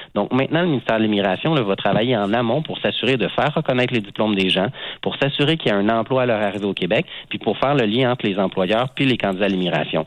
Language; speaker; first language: French; native; French